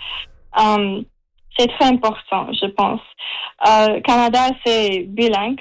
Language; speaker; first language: French; non-native, fluent; Russian